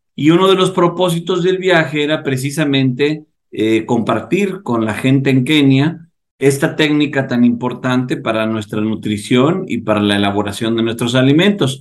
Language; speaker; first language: Spanish; native; Spanish